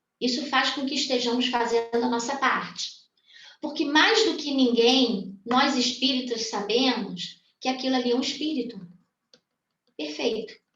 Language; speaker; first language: Portuguese; native; Portuguese